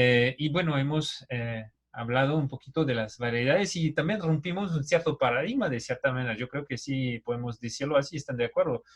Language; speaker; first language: Spanish; native; Spanish